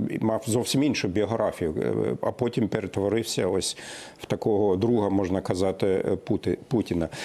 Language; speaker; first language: Ukrainian; non-native, fluent; German